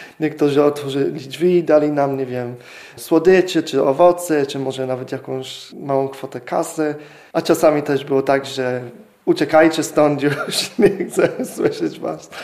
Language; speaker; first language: Polish; non-native, fluent; English